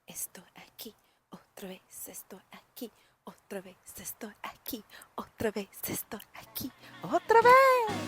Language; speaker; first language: Spanish; non-native, fluent; English